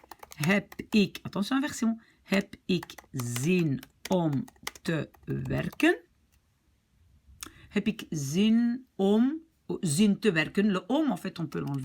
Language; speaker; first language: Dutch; non-native, local second language; French